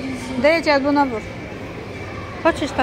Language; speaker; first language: Russian; non-native, learner; Azerbaijani